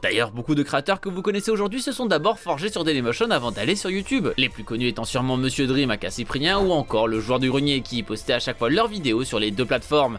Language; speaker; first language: French; native; French